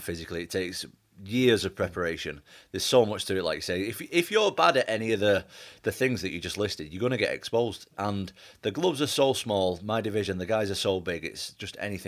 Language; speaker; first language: English; native; English